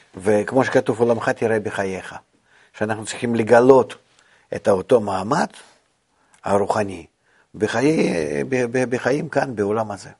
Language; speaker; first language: Hebrew; non-native, fluent; Russian